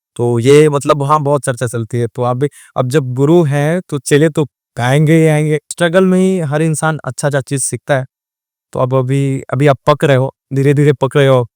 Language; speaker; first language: Hindi; native; Hindi